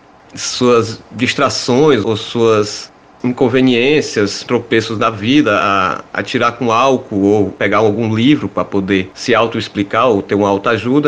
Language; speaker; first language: Portuguese; native; Portuguese